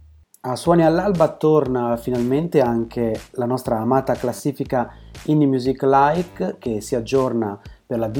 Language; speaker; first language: Italian; native; Italian